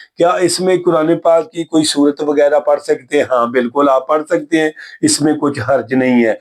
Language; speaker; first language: Urdu; non-native, local second language; Punjabi